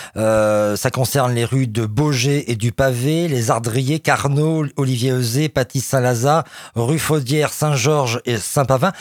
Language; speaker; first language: French; native; French